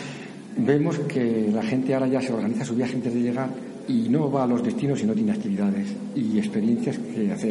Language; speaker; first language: Spanish; native; Spanish